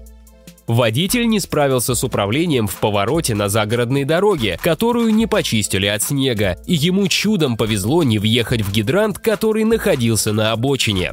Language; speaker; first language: Russian; native; Russian